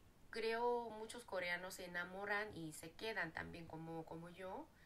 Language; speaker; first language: Spanish; non-native, fluent; Korean